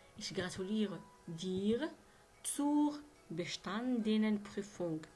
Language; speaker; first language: German; non-native, learner; Arabic